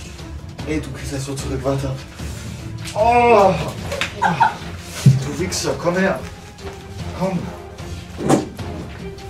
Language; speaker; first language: German; native; German